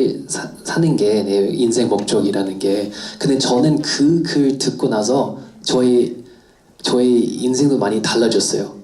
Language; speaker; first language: Korean; non-native, fluent; English